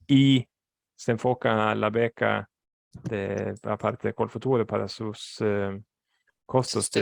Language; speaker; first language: Spanish; non-native, fluent; Swedish